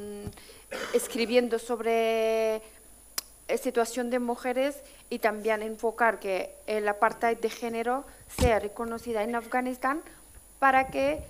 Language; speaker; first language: Spanish; non-native, fluent; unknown